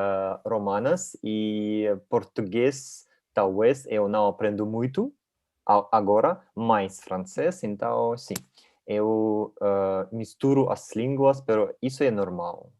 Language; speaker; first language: Portuguese; non-native, learner; Russian